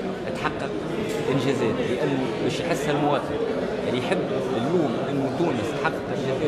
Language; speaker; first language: Arabic; native; Arabic